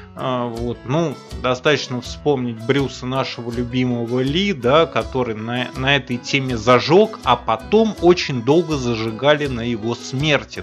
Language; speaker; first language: Russian; native; Russian